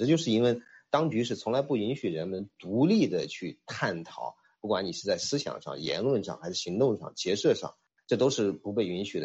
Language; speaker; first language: Chinese; native; Chinese